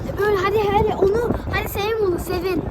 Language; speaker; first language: Turkish; early bilingual, heritage; Turkish